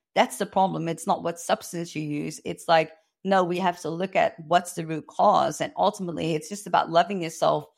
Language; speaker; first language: English; non-native, fluent; Dutch